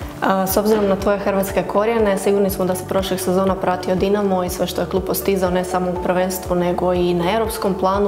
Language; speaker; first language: Croatian; native; Croatian